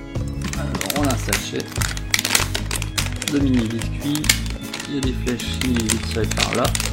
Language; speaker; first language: French; native; French